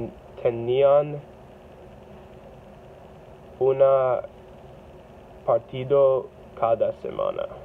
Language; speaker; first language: Spanish; non-native, learner; English